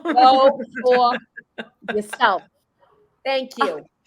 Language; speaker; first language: English; native; English